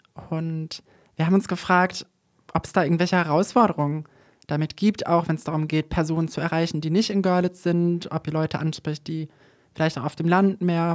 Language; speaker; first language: German; native; German